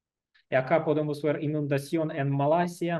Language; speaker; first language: Spanish; non-native, learner; Russian